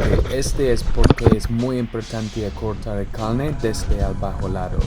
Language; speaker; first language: Spanish; non-native, learner; English